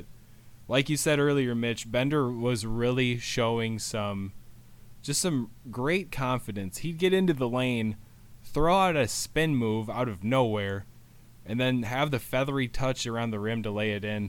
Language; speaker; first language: English; native; English